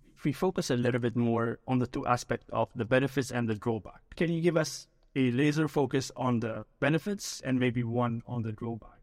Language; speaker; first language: English; early bilingual, other home language; Arabic